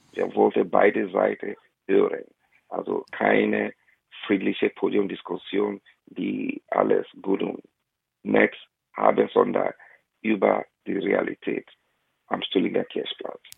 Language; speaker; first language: German; non-native, fluent; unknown